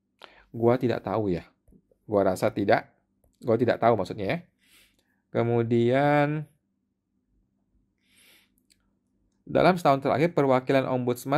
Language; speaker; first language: Indonesian; native; Indonesian